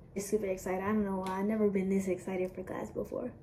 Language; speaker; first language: English; native; English